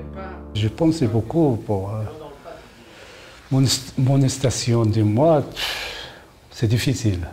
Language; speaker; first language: French; non-native, learner; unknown